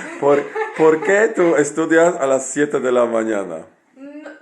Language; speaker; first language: Spanish; non-native, fluent; Polish